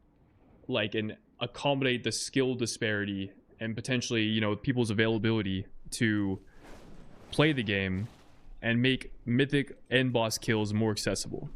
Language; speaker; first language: English; native; English